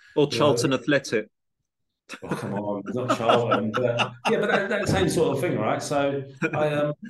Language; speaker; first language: English; native; English